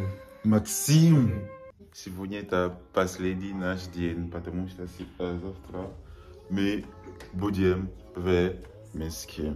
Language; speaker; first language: Russian; non-native, learner; French